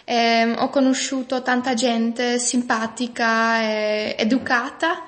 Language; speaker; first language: Italian; non-native, fluent; German